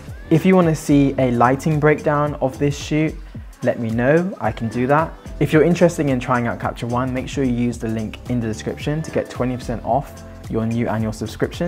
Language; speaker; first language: English; native; English